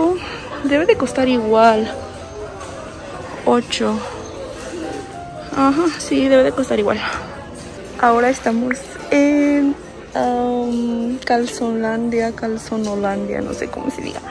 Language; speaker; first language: Spanish; native; Spanish